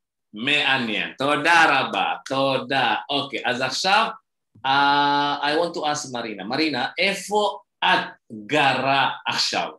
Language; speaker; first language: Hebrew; non-native, fluent; Indonesian